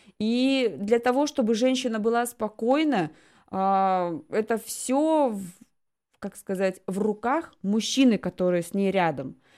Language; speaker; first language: Russian; native; Russian